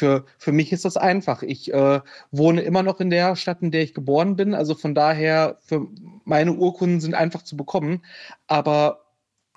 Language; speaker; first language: German; native; German